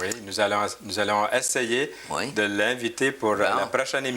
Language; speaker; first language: French; native; French